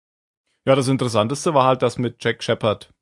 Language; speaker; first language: German; native; German